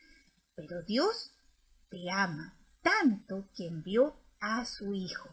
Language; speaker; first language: Spanish; native; Spanish